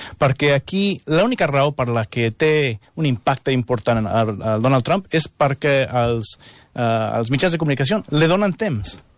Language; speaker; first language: Catalan; non-native, fluent; English